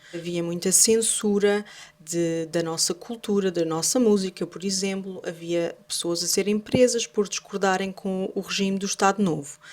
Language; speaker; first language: Portuguese; native; Portuguese